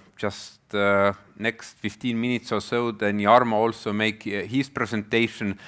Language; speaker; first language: English; non-native, fluent; Estonian